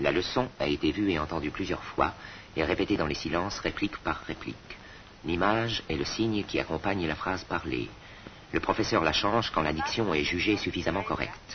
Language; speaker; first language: French; native; French